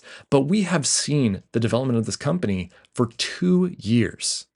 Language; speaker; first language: English; native; English